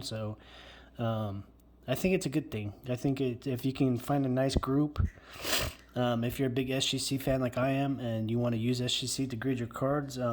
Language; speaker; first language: English; native; English